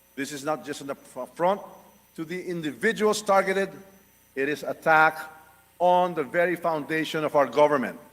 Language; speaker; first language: English; non-native, local second language; Filipino